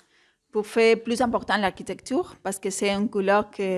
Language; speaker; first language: French; non-native, fluent; Spanish